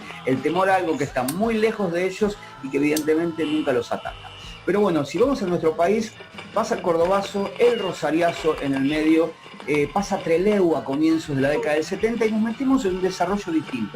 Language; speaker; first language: Spanish; native; Spanish